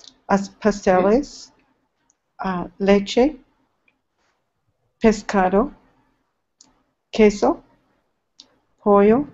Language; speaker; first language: Spanish; non-native, learner; English